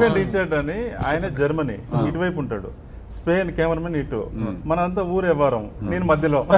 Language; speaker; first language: Telugu; native; Telugu